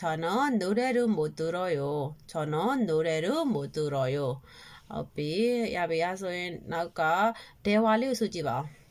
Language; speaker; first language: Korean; non-native, fluent; Burmese